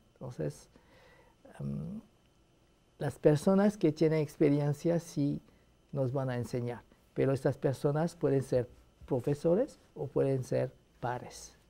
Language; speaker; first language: Spanish; non-native, fluent; Arabic